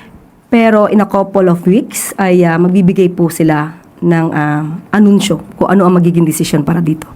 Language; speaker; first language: Filipino; native; Filipino